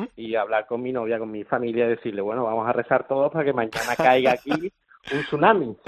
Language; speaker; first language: Spanish; native; Spanish